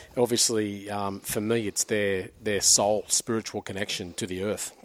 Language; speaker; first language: English; native; English